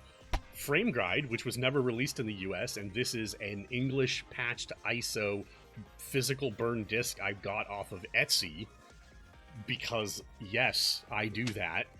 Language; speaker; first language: English; native; English